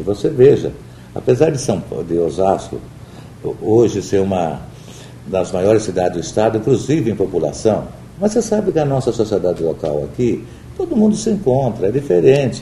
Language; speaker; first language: Portuguese; native; Portuguese